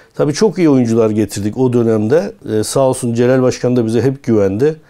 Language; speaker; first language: Turkish; native; Turkish